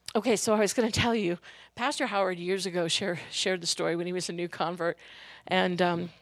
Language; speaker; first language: English; native; English